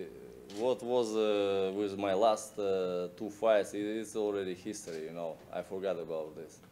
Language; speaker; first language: English; non-native, learner; Russian